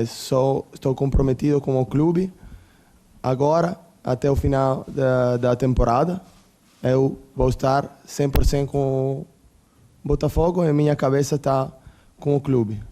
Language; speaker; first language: Portuguese; non-native, learner; Italian